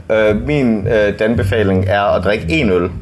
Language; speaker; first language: Danish; native; Danish